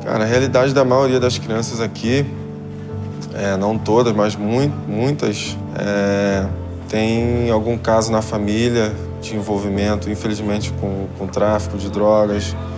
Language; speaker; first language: Portuguese; native; Portuguese